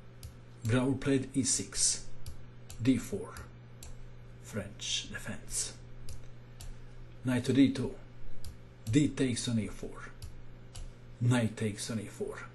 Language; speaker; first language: English; non-native, fluent; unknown